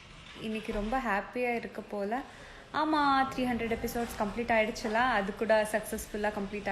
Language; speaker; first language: Tamil; non-native, fluent; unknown